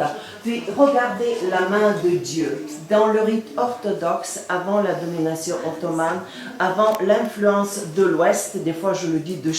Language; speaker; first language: French; non-native, fluent; Bulgarian